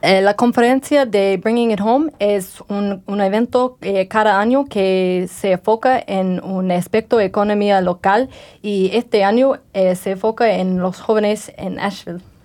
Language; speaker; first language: Spanish; non-native, learner; English